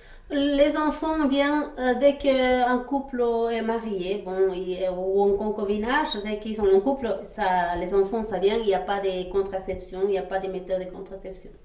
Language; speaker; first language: French; non-native, fluent; Quechua